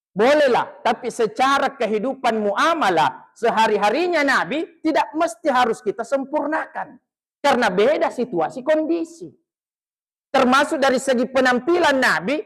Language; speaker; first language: Malay; non-native, local second language; Buginese